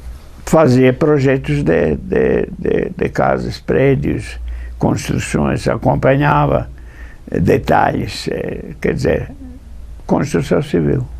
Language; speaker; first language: Portuguese; non-native, fluent; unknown